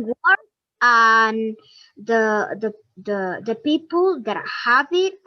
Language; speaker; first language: English; non-native, learner; Spanish